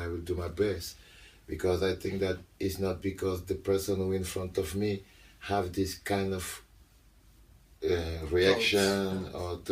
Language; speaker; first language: English; non-native, local second language; French